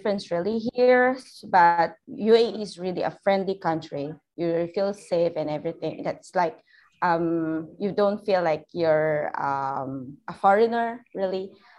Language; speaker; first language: English; non-native, local second language; Filipino